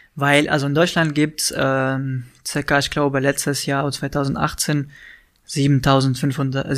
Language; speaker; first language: German; non-native, fluent; Arabic